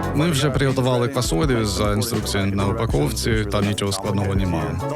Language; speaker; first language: Ukrainian; non-native, fluent; English